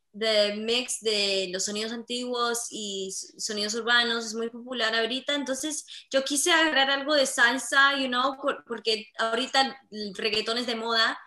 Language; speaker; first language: Spanish; early bilingual, heritage; Spanish